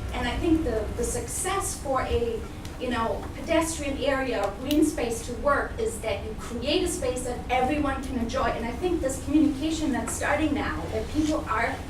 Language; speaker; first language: English; non-native, fluent; German